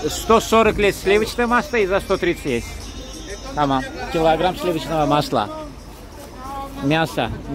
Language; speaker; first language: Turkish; non-native, fluent; Russian